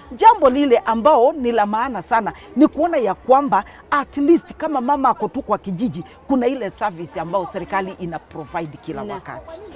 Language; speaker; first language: Swahili; non-native, local second language; Kamba